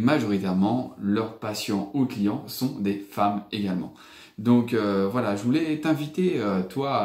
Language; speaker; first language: French; native; French